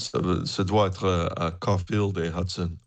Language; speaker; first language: French; non-native, fluent; English